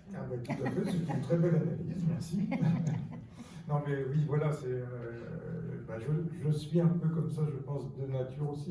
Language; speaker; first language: French; native; French